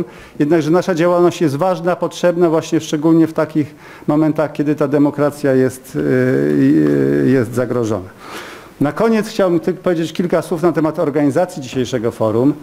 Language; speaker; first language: Polish; native; Polish